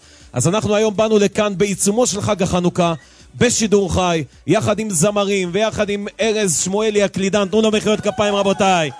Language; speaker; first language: Hebrew; native; Hebrew